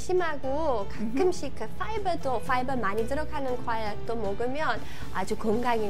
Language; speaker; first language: Korean; non-native, learner; English